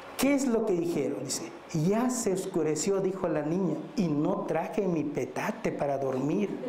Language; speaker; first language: Spanish; non-native, local second language; Mixtepec Mixtec